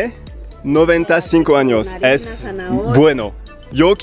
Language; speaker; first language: Spanish; non-native, learner; French